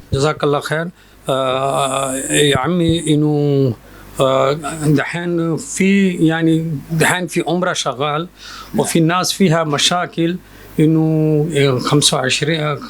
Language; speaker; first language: Arabic; non-native, fluent; Urdu